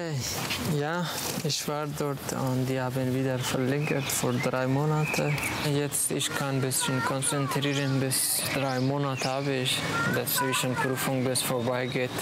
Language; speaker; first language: German; non-native, learner; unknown